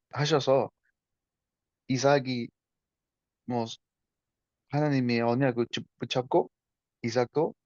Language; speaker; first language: Korean; non-native, fluent; Spanish